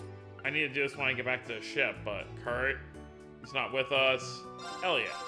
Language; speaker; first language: English; native; English